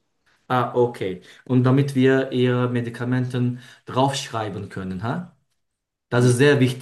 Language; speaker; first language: German; non-native, learner; Turkish